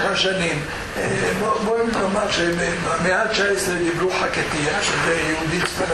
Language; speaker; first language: Hebrew; non-native, fluent; Spanish